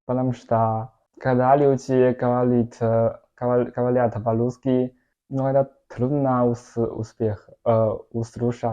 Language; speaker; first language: Russian; non-native, learner; Chinese